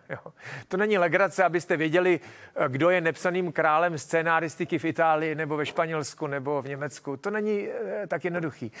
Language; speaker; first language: Czech; native; Czech